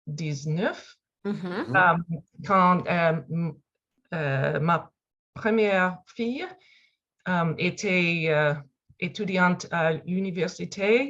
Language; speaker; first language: French; non-native, learner; English